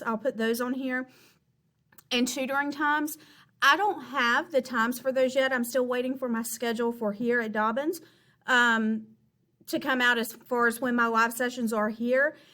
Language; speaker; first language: English; native; English